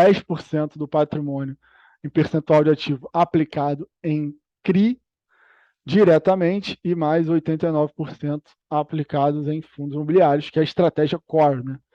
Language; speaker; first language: Portuguese; native; Portuguese